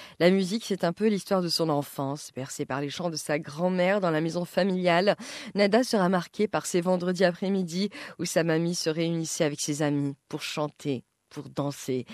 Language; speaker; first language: French; non-native, local second language; Arabic